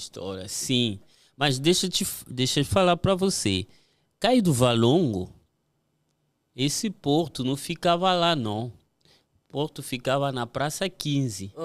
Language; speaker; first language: Portuguese; non-native, fluent; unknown